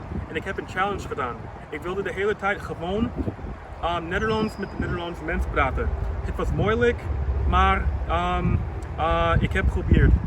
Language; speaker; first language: Dutch; non-native, learner; English